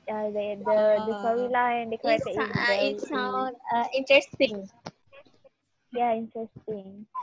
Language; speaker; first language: English; non-native, learner; Malay